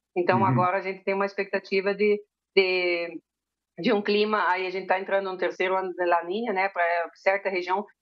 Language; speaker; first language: Portuguese; early bilingual, heritage; Spanish